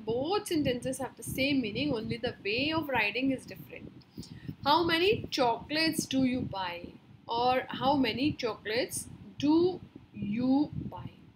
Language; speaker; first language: English; non-native, local second language; Hindi